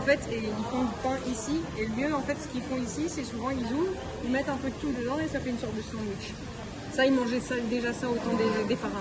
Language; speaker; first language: French; native; French